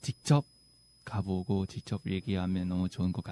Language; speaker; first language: Korean; non-native, fluent; Vietnamese